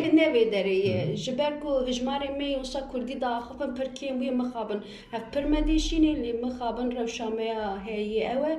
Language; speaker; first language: Kurdish; non-native, local second language; Turkish